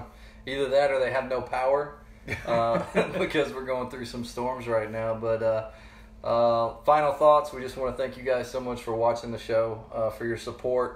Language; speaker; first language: English; native; English